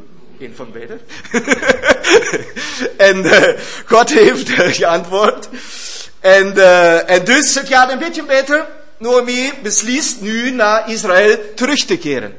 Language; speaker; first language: Dutch; non-native, learner; German